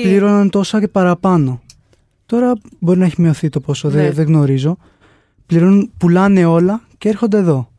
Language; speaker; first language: Greek; non-native, fluent; Urdu